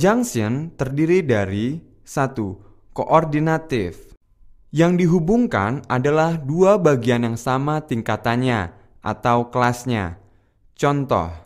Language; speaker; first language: Indonesian; native; Indonesian